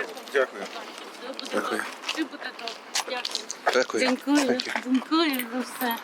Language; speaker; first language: Ukrainian; native; Ukrainian